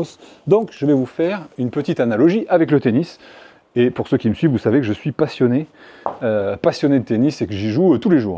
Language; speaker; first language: French; native; French